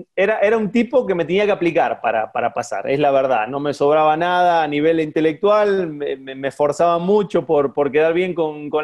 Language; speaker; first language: Spanish; native; Spanish